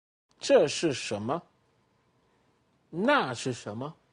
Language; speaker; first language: Chinese; non-native, fluent; French